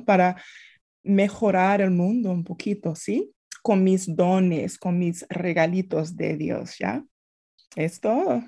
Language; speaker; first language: Spanish; non-native, fluent; English